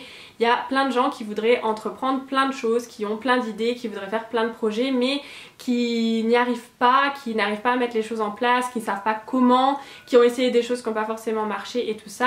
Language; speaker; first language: French; native; French